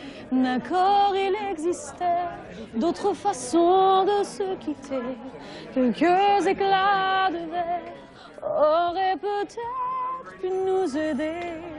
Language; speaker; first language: French; native; French